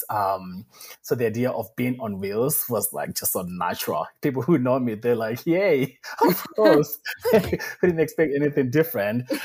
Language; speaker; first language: English; non-native, local second language; Shona